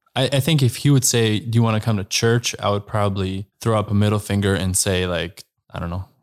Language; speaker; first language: English; non-native, fluent; Slovenian